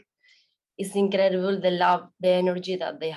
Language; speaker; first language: English; non-native, learner; Spanish